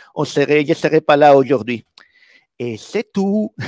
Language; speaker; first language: French; non-native, fluent; Spanish